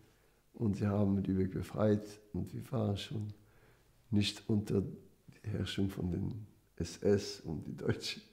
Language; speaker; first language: German; non-native, fluent; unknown